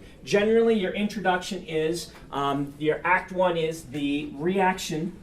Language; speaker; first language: English; native; English